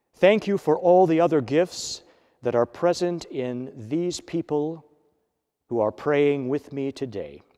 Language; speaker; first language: English; native; English